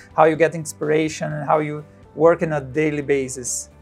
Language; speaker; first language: English; non-native, fluent; Portuguese